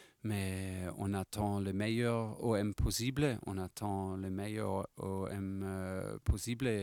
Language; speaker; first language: French; non-native, fluent; German